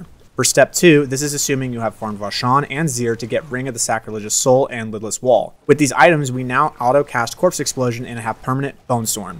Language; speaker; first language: English; native; English